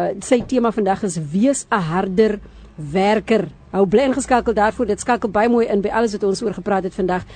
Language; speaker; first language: Afrikaans; native; Afrikaans